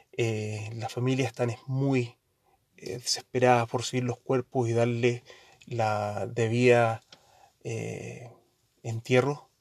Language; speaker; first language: Spanish; early bilingual, heritage; Spanish